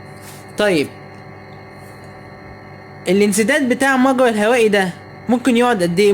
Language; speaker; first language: Arabic; native; Arabic